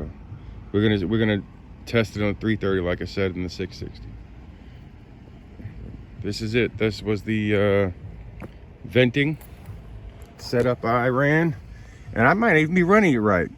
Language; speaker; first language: English; native; English